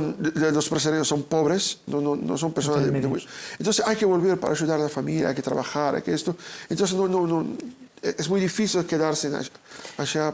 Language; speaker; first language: Spanish; non-native, fluent; Portuguese